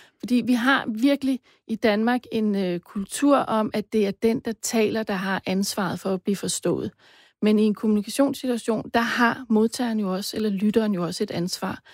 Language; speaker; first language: Danish; native; Danish